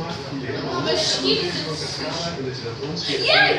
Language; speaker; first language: Dutch; early bilingual, other home language; English